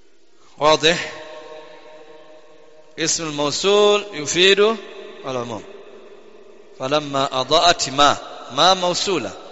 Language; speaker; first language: Arabic; non-native, fluent; Swahili